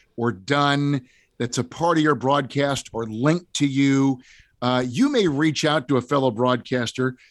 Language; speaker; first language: English; native; English